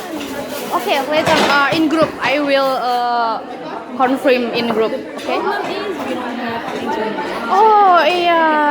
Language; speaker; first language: English; non-native, learner; Indonesian